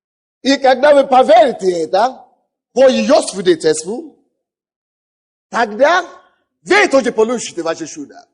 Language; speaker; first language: Russian; non-native, fluent; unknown